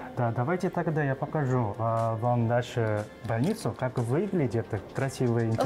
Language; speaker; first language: Russian; non-native, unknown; Korean